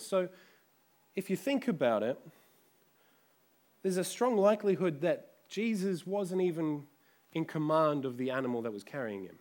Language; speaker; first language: English; native; English